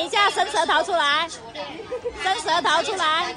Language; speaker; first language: Chinese; native; Chinese